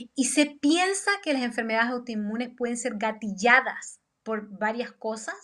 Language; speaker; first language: Spanish; native; Spanish